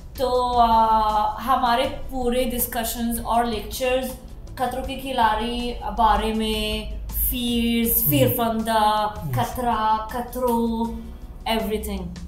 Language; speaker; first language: Hindi; non-native, learner; Arabic